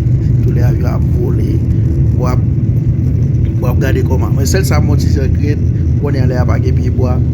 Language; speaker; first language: French; non-native, learner; Haitian Creole